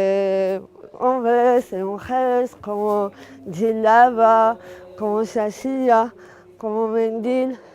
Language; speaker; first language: Spanish; non-native, fluent; Arabic